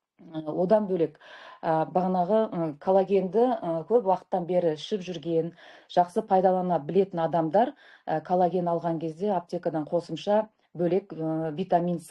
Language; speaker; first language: Kazakh; native; Kazakh